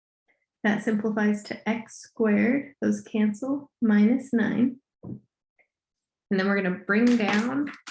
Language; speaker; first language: English; native; English